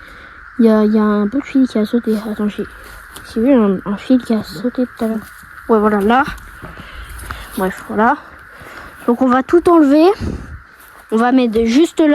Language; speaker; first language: French; native; French